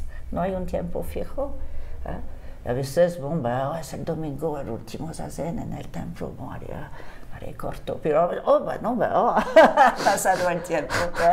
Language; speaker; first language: Spanish; non-native, fluent; French